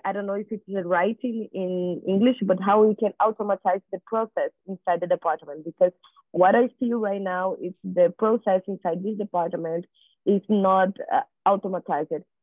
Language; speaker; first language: English; non-native, learner; Portuguese